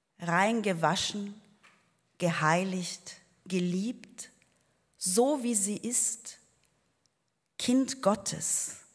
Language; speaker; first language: German; non-native, fluent; Portuguese